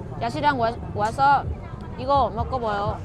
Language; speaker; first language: Korean; non-native, learner; Vietnamese